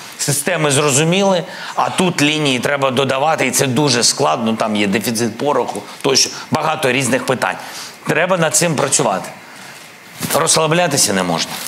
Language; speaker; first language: Ukrainian; non-native, local second language; Russian